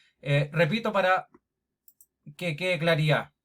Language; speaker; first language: Spanish; native; Spanish